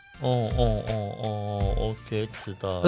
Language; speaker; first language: Chinese; non-native, learner; Japanese